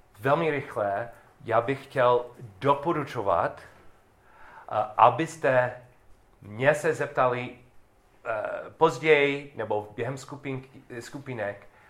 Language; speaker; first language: Czech; non-native, learner; English